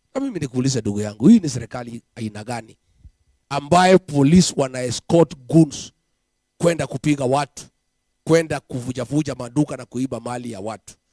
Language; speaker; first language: Swahili; non-native, local second language; Kikuyu